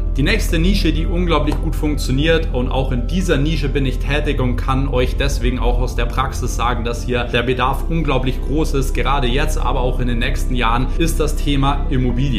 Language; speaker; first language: German; native; German